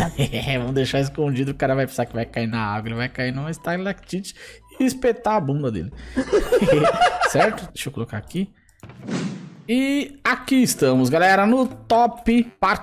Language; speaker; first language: Portuguese; native; Portuguese